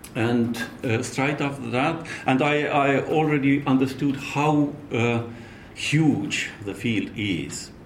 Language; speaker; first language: English; non-native, fluent; Estonian